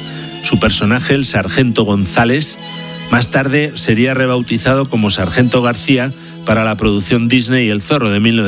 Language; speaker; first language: Spanish; native; Spanish